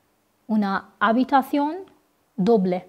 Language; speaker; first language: Spanish; non-native, fluent; Persian